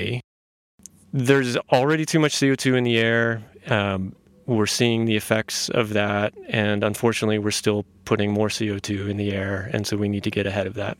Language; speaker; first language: English; native; English